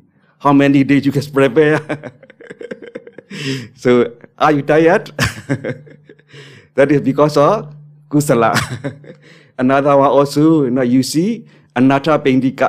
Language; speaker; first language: English; non-native, learner; Burmese